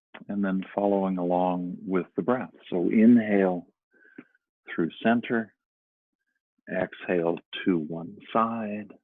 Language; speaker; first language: English; native; English